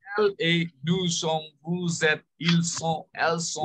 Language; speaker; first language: French; non-native, learner; Bangla